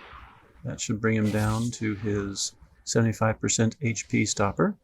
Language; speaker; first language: English; native; English